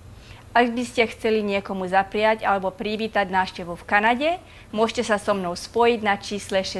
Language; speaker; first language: Slovak; native; Slovak